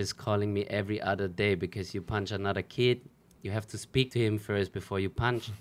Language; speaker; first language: English; non-native, fluent; German